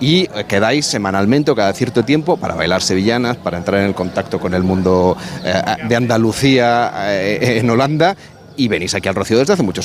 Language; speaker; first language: Spanish; native; Spanish